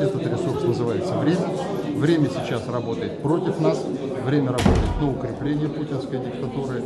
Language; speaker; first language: Russian; native; Russian